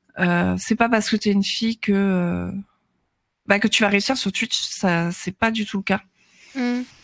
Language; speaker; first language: French; native; French